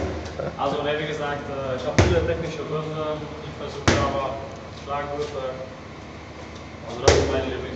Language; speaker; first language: German; non-native, fluent; Czech